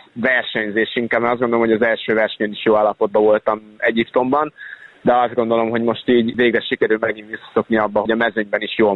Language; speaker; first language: Hungarian; native; Hungarian